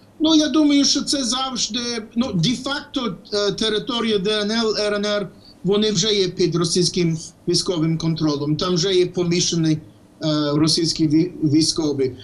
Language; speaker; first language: Ukrainian; early bilingual, heritage; Ukrainian